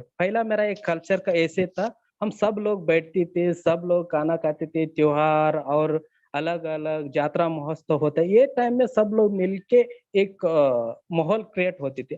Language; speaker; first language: Hindi; non-native, learner; Kannada